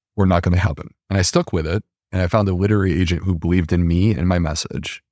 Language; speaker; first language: English; native; English